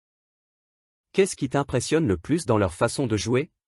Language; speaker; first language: French; native; French